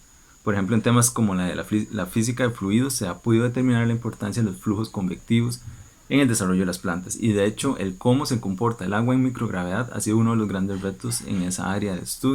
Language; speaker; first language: Spanish; native; Spanish